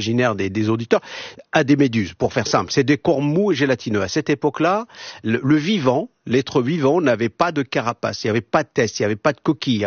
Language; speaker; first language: French; non-native, local second language; Arabic